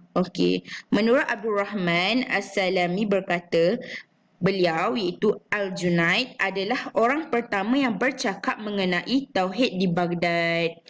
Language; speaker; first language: Malay; native; Malay